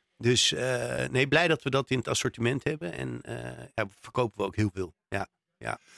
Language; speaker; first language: Dutch; native; Dutch